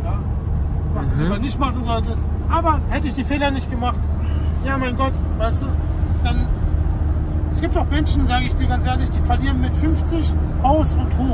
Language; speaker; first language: German; native; German